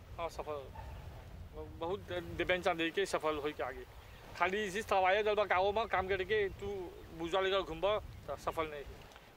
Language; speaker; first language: Bhojpuri; native; Bhojpuri